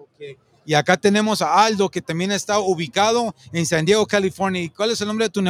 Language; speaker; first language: Spanish; native; Spanish